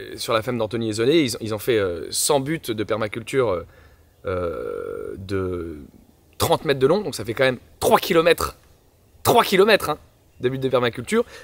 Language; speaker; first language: French; native; French